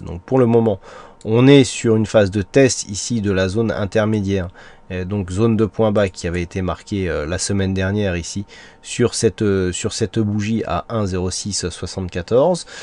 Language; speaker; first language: French; native; French